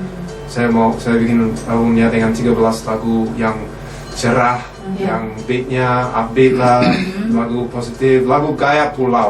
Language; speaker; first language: Indonesian; non-native, fluent; English